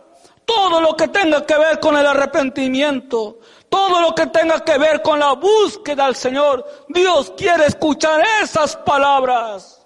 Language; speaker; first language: Spanish; native; Spanish